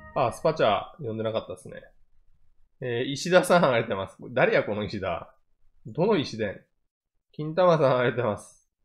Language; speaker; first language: Japanese; native; Japanese